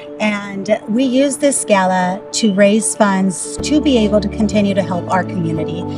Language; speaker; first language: English; early bilingual, other home language; Spanish